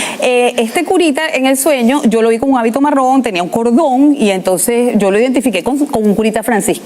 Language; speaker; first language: Spanish; native; Spanish